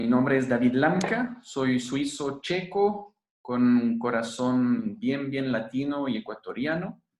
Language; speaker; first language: Spanish; non-native, fluent; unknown